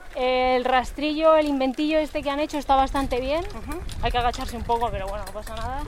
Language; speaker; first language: Spanish; native; Spanish